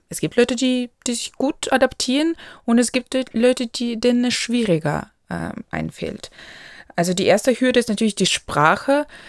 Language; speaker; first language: German; non-native, local second language; Ukrainian